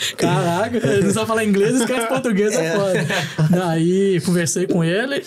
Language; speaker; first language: Portuguese; native; Portuguese